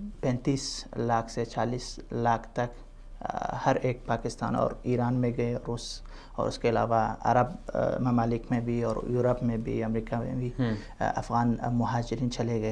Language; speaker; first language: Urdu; non-native, fluent; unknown